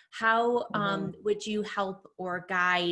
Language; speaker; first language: English; native; English